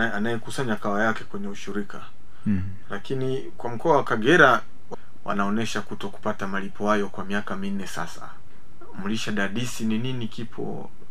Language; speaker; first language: Swahili; native; Swahili